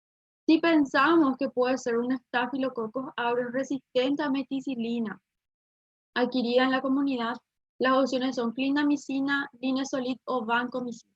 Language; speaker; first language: Spanish; native; Spanish